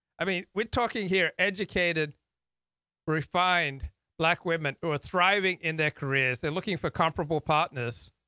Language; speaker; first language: English; native; English